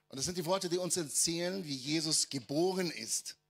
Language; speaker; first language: German; non-native, fluent; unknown